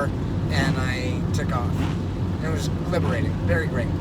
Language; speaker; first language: English; native; English